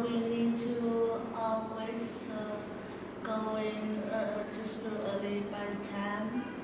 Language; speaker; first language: English; non-native, learner; Vietnamese